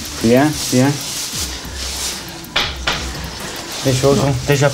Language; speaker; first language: French; non-native, local second language; German